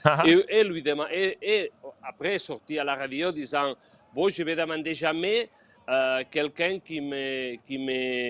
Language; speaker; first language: French; non-native, fluent; Spanish